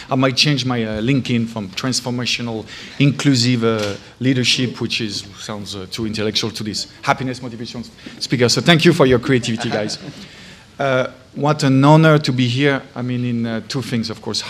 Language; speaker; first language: English; non-native, fluent; French